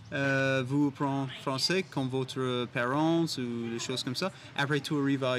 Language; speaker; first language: French; non-native, learner; English